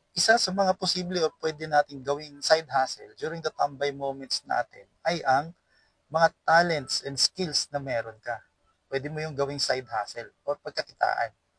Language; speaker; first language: Filipino; non-native, local second language; Cebuano